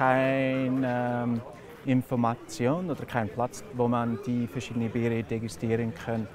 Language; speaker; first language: German; non-native, learner; English